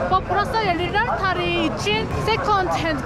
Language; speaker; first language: Turkish; non-native, learner; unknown